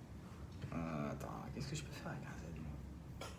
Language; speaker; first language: French; native; French